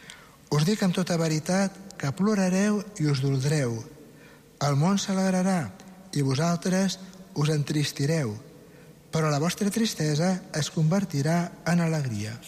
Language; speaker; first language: Catalan; native; Catalan